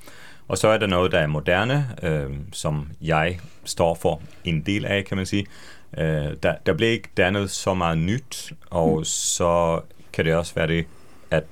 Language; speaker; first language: Danish; non-native, fluent; Hebrew